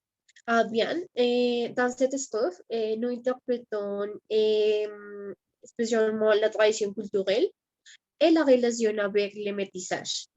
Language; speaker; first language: French; non-native, learner; Spanish